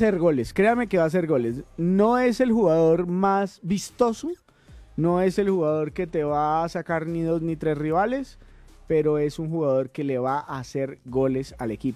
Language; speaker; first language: Spanish; native; Spanish